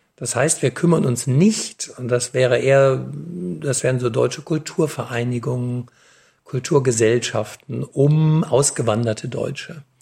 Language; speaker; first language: German; native; German